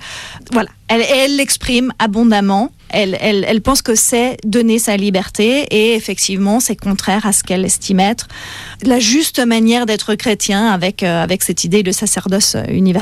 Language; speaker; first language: French; native; French